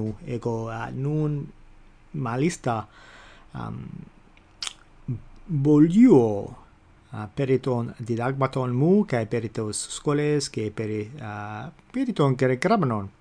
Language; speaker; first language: Greek; non-native, fluent; English